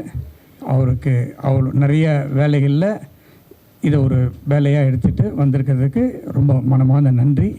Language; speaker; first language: Tamil; native; Tamil